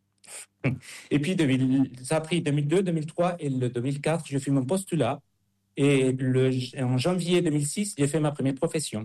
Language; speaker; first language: French; non-native, fluent; Spanish